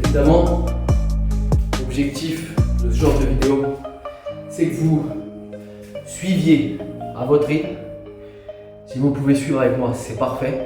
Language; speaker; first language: French; native; French